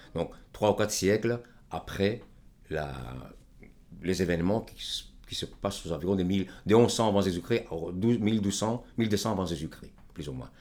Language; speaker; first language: French; non-native, fluent; Greek